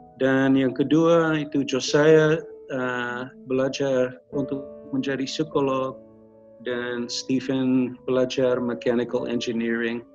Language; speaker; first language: Indonesian; non-native, local second language; English